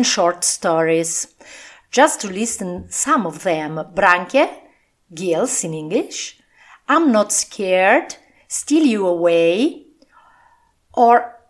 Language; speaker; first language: English; non-native, fluent; Italian